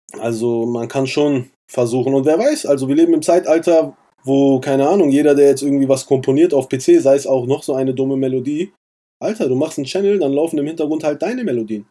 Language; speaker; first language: German; early bilingual, other home language; Persian